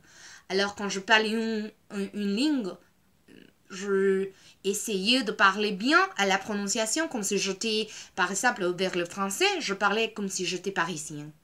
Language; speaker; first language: French; non-native, learner; Spanish